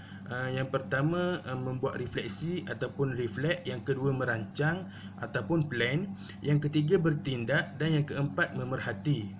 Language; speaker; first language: Malay; native; Malay